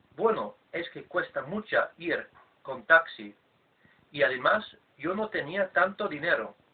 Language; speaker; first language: Spanish; non-native, fluent; English